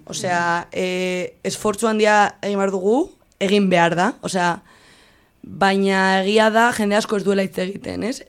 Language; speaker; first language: Basque; non-native, local second language; Spanish